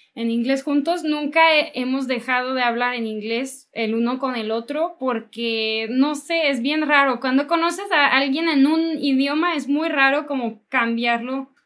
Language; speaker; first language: Spanish; non-native, fluent; English